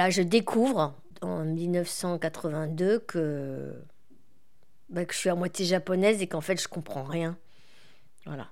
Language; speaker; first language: French; native; French